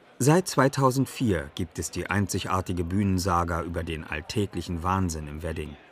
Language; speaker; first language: German; native; German